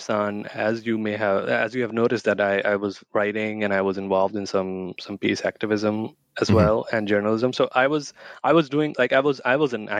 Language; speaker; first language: English; non-native, local second language; Urdu